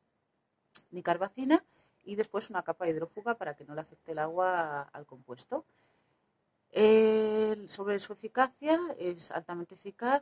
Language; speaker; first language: Spanish; native; Spanish